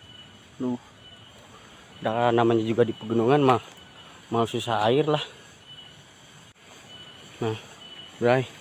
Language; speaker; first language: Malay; non-native, local second language; Sundanese